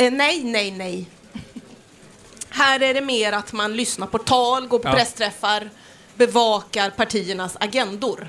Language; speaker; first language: Swedish; native; Swedish